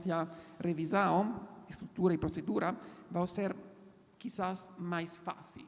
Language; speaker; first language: Portuguese; non-native, fluent; Italian